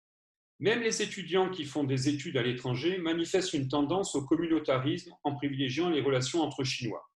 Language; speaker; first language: French; native; French